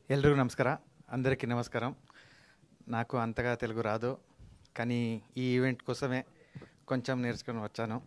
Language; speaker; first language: Telugu; non-native, learner; Kannada